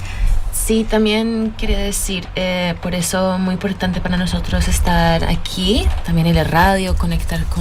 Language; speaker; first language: Spanish; early bilingual, heritage; Spanish